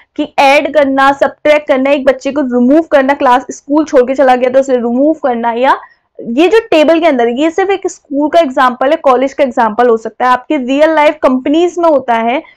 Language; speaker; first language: Hindi; native; Hindi